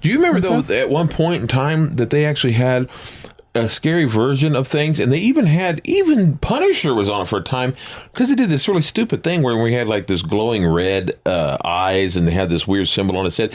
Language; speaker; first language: English; native; English